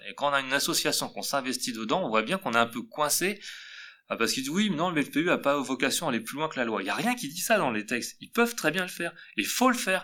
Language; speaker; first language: French; native; French